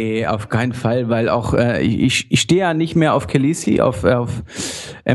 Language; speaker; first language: German; native; German